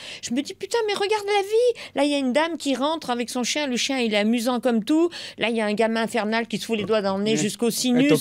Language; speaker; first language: French; native; French